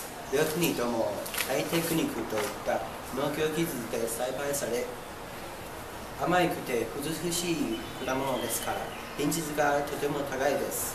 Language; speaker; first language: Japanese; non-native, learner; Chinese